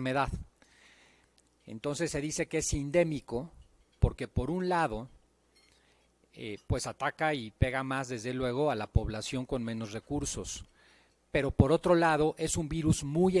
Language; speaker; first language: Spanish; native; Spanish